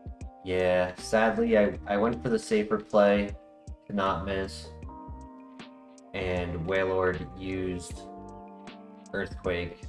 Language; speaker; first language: English; native; English